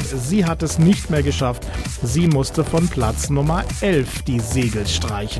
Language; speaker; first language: German; native; German